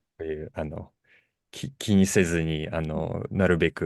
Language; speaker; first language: Japanese; non-native, fluent; Russian